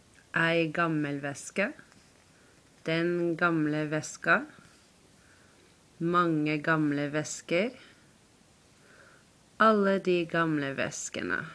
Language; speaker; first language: Norwegian; non-native, learner; English